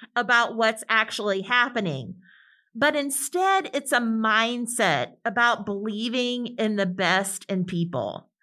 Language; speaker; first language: English; native; English